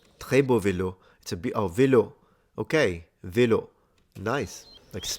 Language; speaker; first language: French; non-native, learner; Italian